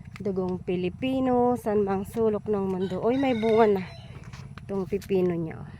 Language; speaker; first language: Filipino; non-native, local second language; Iloko